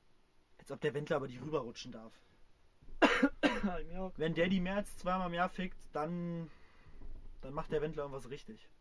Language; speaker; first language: German; native; German